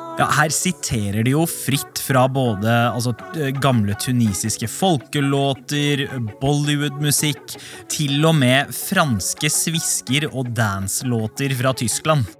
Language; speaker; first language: Norwegian; early bilingual, other home language; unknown